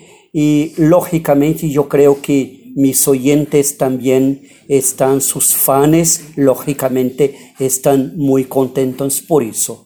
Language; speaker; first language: Spanish; non-native, fluent; Portuguese